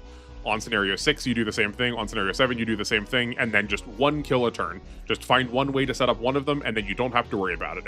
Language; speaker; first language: English; native; English